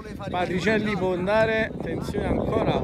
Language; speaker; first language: Italian; native; Italian